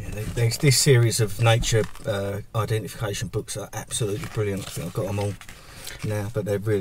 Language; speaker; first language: English; native; English